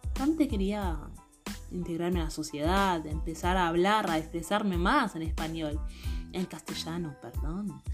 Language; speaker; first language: Spanish; non-native, fluent; Haitian Creole